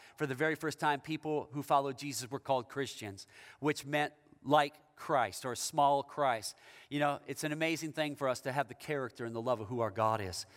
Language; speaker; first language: English; native; English